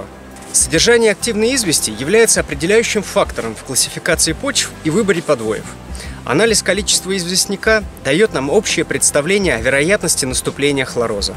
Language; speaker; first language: Russian; native; Russian